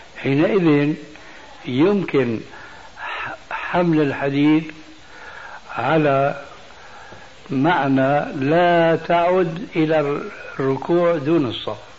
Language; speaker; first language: Arabic; early bilingual, other home language; Albanian